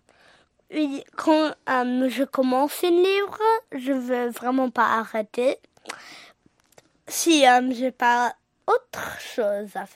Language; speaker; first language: French; early bilingual, heritage; English